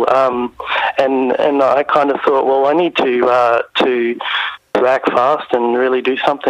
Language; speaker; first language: English; native; English